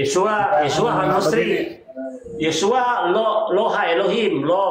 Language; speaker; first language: Hebrew; non-native, learner; Indonesian